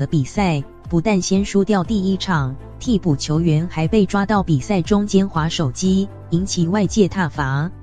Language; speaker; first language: Chinese; native; Chinese